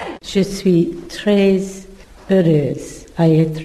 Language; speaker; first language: French; non-native, learner; English